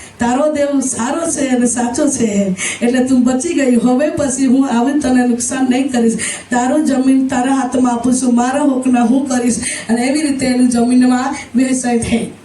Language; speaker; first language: Gujarati; non-native, local second language; Gamit